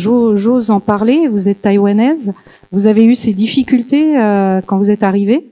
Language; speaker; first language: French; native; French